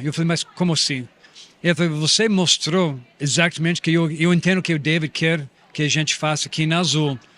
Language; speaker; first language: Portuguese; non-native, fluent; English